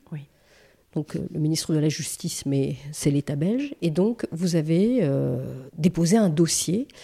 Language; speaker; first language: French; native; French